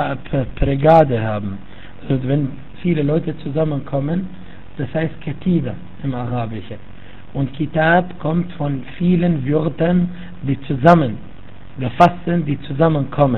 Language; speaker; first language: German; non-native, fluent; Arabic